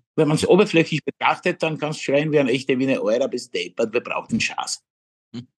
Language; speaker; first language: German; non-native, fluent; Polish